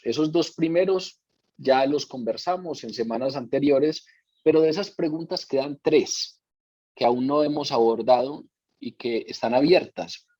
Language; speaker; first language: Spanish; native; Spanish